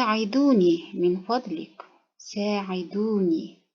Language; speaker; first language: Arabic; non-native, learner; Kazakh